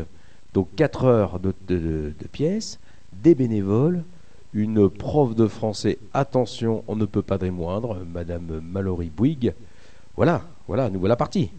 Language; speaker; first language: French; native; French